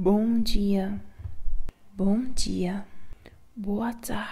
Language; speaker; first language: Portuguese; non-native, learner; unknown